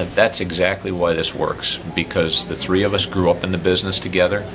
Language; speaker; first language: English; native; English